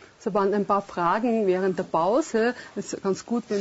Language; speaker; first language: German; non-native, fluent; English